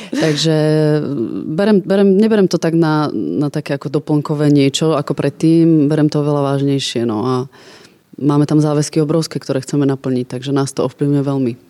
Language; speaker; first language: Slovak; native; Slovak